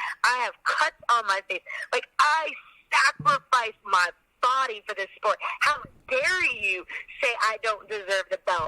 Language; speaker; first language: English; native; English